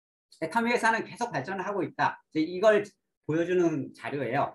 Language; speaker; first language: Korean; native; Korean